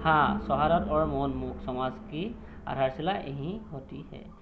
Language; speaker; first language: Hindi; non-native, local second language; Assamese